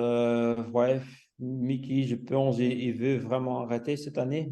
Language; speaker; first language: French; non-native, local second language; Dutch